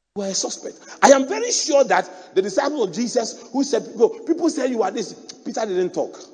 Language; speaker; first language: English; non-native, local second language; Akan